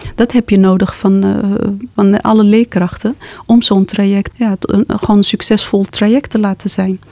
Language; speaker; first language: Dutch; non-native, fluent; Arabic